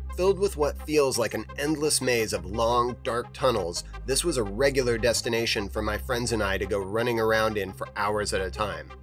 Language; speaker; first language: English; native; English